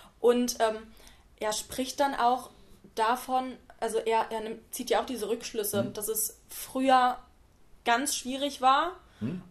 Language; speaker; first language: German; native; German